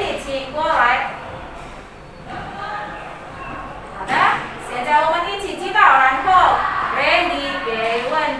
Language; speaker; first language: Chinese; non-native, fluent; Indonesian